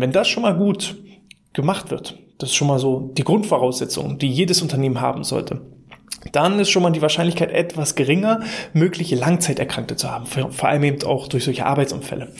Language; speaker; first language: German; native; German